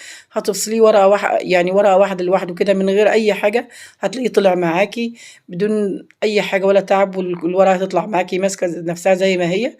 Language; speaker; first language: Arabic; native; Arabic